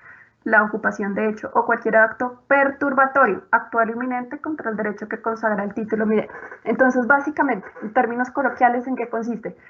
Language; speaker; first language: Spanish; native; Spanish